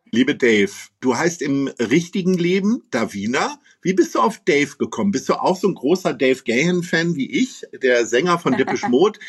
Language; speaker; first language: German; native; German